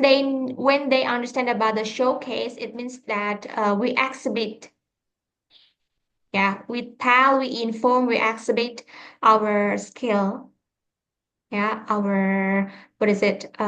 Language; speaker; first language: English; non-native, fluent; Indonesian